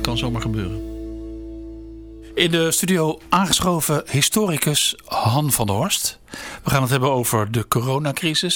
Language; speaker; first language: Dutch; native; Dutch